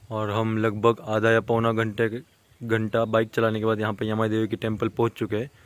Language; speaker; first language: Hindi; non-native, local second language; Marathi